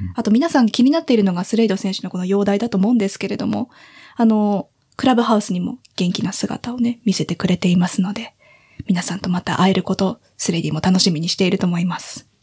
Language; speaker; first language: Japanese; native; Japanese